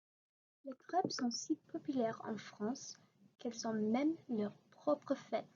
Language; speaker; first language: French; non-native, learner; English